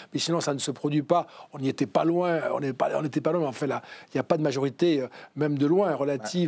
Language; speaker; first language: French; native; French